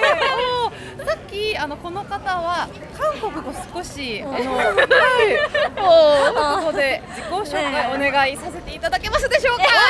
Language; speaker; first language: Japanese; non-native, learner; Korean